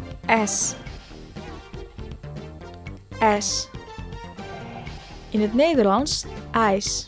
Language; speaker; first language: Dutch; non-native, learner; Indonesian